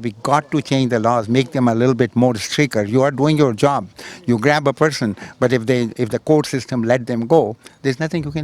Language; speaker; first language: English; non-native, local second language; Urdu